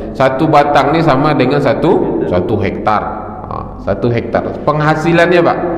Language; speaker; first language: Malay; native; Malay